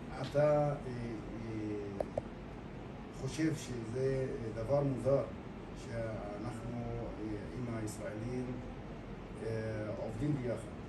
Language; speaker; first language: Hebrew; non-native, local second language; Arabic